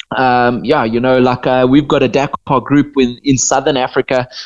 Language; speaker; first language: English; native; English